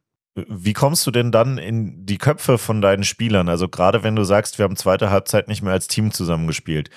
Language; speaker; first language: German; native; German